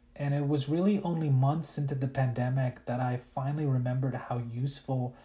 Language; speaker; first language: English; early bilingual, other home language; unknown